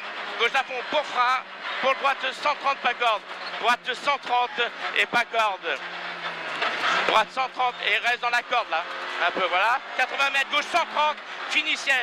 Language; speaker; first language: French; native; French